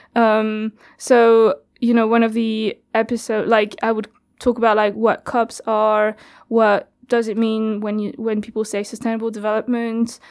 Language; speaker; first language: English; non-native, fluent; French